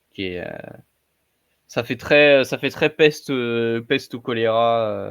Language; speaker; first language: French; native; French